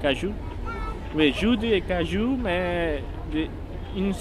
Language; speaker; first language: French; non-native, learner; Portuguese